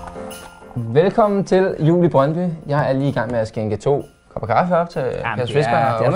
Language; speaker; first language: Danish; native; Danish